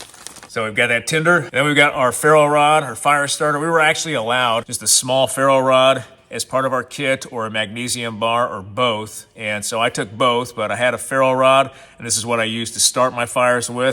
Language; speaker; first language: English; native; English